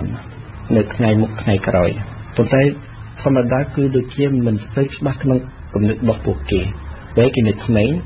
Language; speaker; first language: Khmer; early bilingual, heritage; French